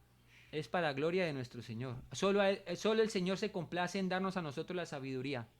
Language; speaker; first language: Spanish; native; Spanish